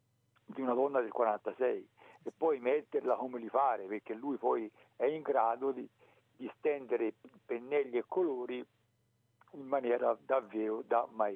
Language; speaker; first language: Italian; native; Italian